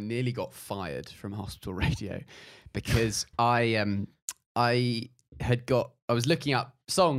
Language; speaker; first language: English; native; English